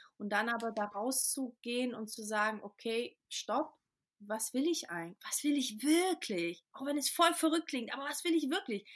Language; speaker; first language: German; early bilingual, other home language; Portuguese